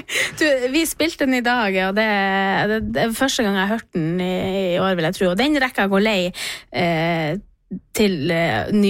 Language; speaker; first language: Norwegian; native; Norwegian